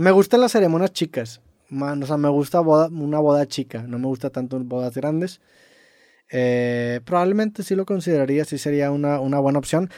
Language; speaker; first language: Spanish; native; Spanish